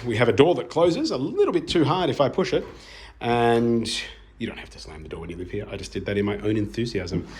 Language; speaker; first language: English; native; English